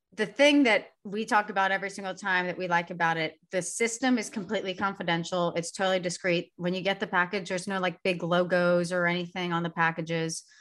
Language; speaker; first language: English; native; English